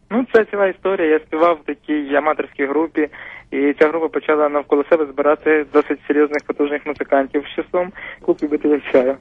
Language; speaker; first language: Ukrainian; native; Ukrainian